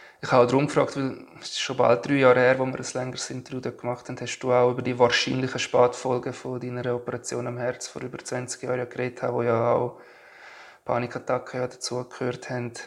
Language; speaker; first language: German; native; German